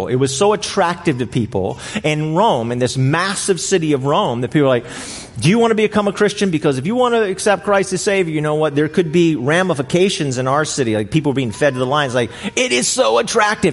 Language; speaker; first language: English; native; English